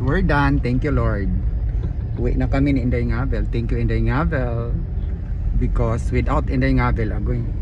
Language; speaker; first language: Filipino; non-native, local second language; Cebuano